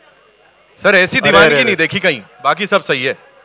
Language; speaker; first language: Hindi; native; Hindi